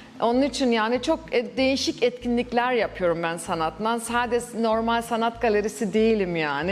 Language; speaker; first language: Turkish; early bilingual, heritage; Turkish